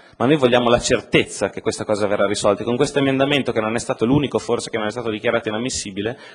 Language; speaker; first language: Italian; native; Italian